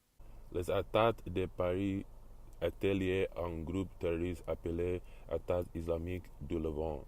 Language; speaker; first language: French; non-native, learner; English